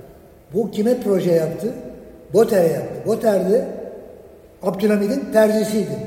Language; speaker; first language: Turkish; native; Turkish